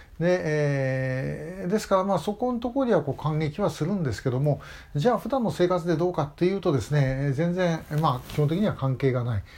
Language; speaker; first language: Japanese; native; Japanese